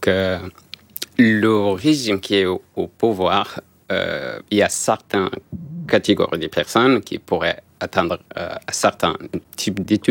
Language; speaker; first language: French; non-native, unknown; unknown